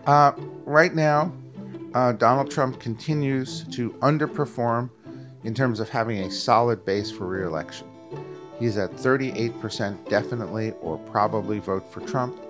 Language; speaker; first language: English; native; English